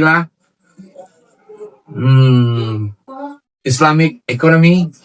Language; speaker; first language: English; non-native, learner; Indonesian